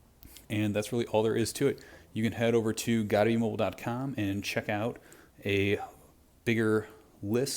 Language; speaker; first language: English; native; English